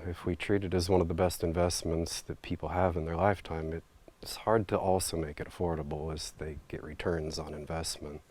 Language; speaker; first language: English; native; English